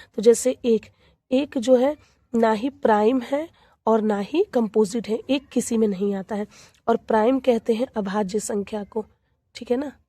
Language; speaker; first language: Hindi; native; Hindi